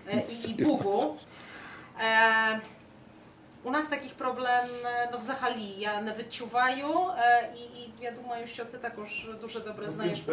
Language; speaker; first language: Ukrainian; non-native, fluent; Polish